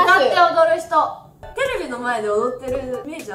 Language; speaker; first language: Japanese; native; Japanese